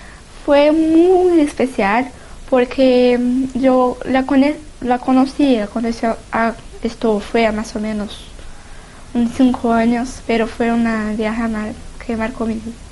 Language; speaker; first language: Spanish; non-native, learner; Portuguese